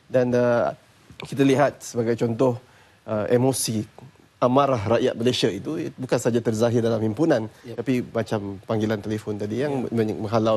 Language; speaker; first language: Malay; native; Malay